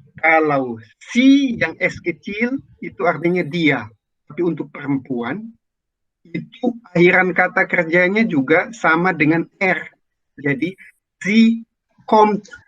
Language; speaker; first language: Indonesian; native; Indonesian